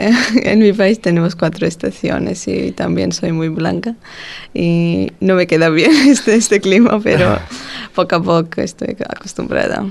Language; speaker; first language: Spanish; non-native, learner; Georgian